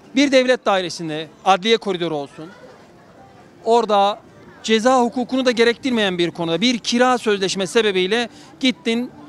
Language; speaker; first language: Turkish; native; Turkish